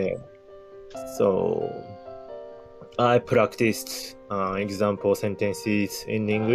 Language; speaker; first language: English; non-native, learner; Japanese